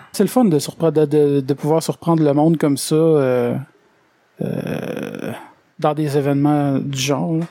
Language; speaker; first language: French; native; French